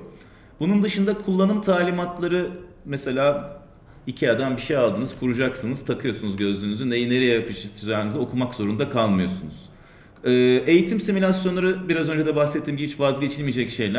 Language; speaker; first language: Turkish; native; Turkish